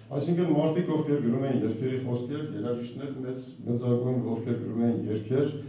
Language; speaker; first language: Armenian; native; Armenian